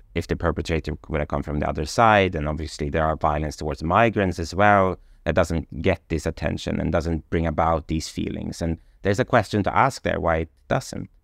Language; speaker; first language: English; non-native, fluent; Swedish